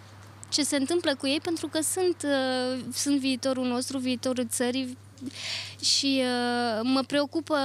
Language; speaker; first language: Romanian; early bilingual, other home language; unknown